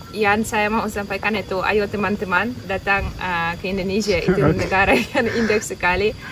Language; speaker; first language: Indonesian; non-native, fluent; Belarusian